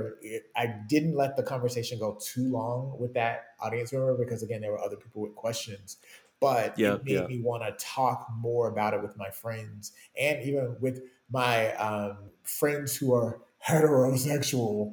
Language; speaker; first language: English; native; English